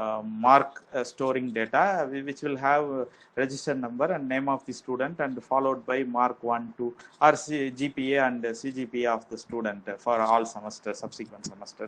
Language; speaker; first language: English; non-native, local second language; Tamil